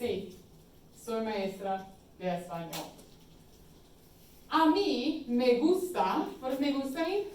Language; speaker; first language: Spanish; non-native, fluent; English